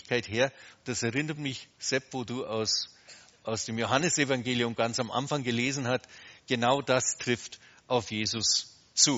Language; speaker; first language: German; native; German